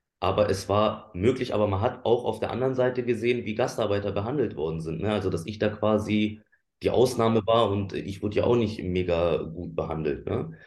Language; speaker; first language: German; early bilingual, other home language; Persian